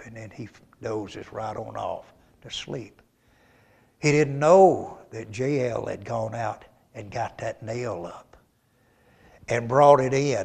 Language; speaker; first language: English; native; English